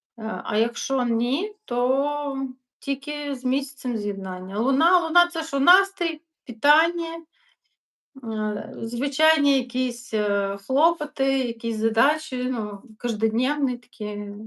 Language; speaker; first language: Ukrainian; non-native, local second language; Russian